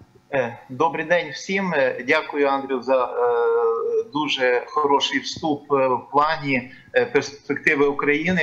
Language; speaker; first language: Ukrainian; native; Ukrainian